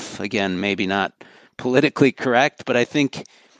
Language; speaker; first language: English; native; English